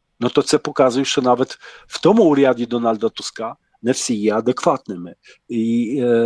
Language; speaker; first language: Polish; non-native, learner; Ukrainian